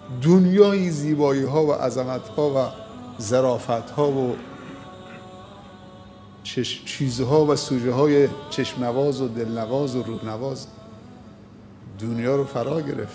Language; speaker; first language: Persian; native; Persian